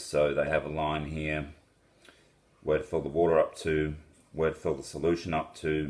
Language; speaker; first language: English; native; English